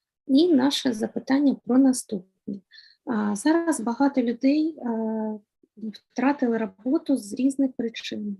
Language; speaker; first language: Ukrainian; native; Ukrainian